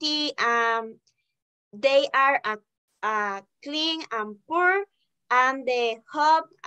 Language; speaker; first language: English; non-native, learner; Spanish